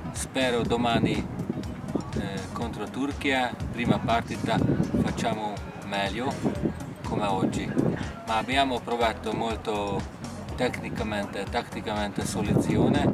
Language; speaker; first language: Italian; non-native, learner; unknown